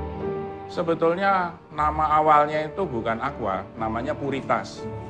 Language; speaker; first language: Indonesian; native; Indonesian